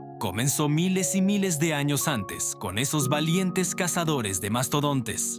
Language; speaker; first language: Spanish; native; Spanish